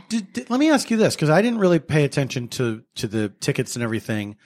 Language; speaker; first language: English; native; English